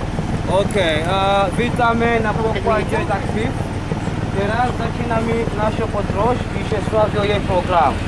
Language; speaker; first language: Polish; non-native, learner; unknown